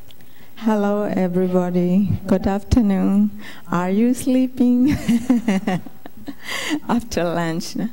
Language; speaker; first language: English; non-native, fluent; Burmese